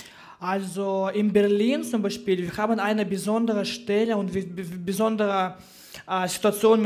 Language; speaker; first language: German; non-native, learner; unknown